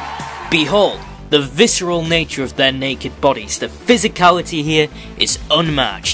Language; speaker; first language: English; native; English